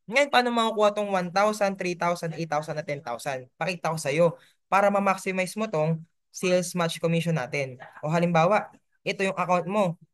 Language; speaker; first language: Filipino; native; Filipino